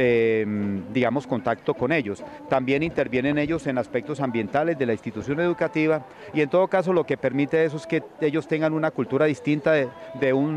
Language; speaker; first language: Spanish; native; Spanish